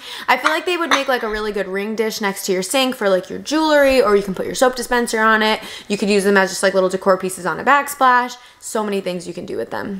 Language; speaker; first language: English; native; English